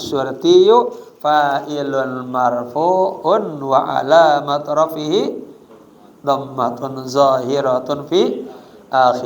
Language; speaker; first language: Arabic; non-native, fluent; Indonesian